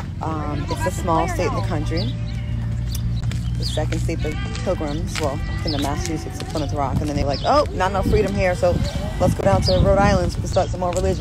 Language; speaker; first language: English; native; English